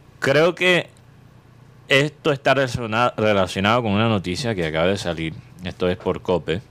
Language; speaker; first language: Spanish; native; Spanish